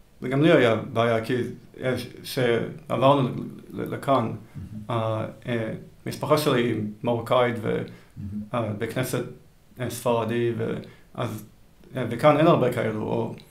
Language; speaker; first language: Hebrew; early bilingual, heritage; Hebrew